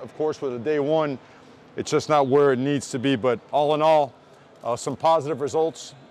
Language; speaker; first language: English; early bilingual, other home language; Spanish